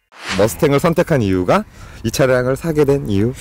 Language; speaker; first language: Korean; native; Korean